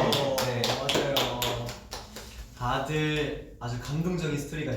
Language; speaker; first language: Korean; native; Korean